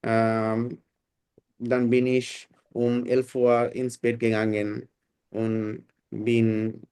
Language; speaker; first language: German; non-native, fluent; Bangla